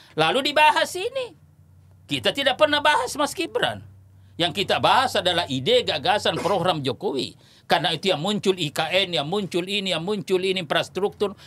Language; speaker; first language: Indonesian; non-native, local second language; Buginese